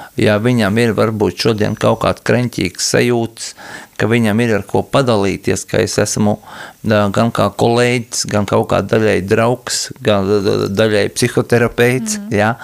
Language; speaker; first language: Latvian; native; Latvian